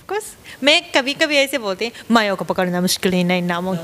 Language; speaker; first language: Hindi; non-native, fluent; Japanese